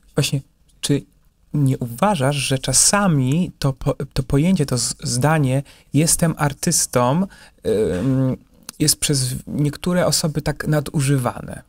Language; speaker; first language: Polish; native; Polish